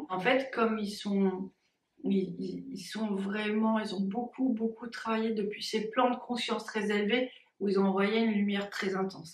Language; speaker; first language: French; native; French